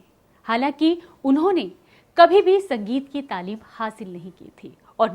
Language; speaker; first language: Hindi; native; Hindi